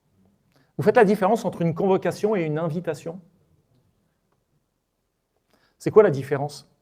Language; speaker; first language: French; native; French